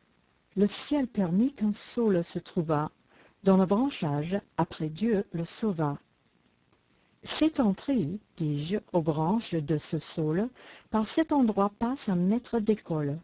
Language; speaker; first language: French; native; French